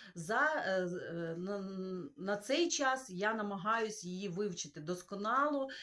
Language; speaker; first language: Ukrainian; non-native, local second language; Russian